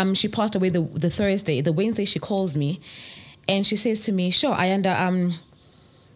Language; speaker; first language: English; non-native, local second language; Zulu